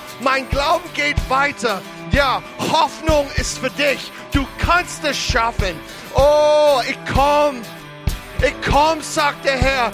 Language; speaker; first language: German; non-native, fluent; English